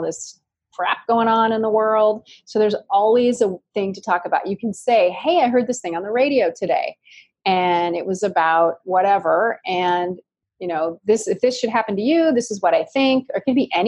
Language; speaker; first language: English; native; English